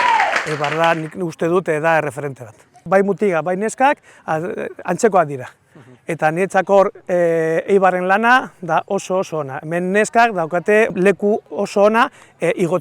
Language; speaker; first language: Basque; non-native, learner; Spanish